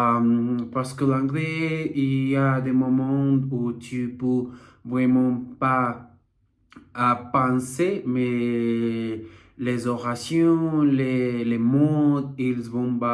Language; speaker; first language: French; non-native, learner; Portuguese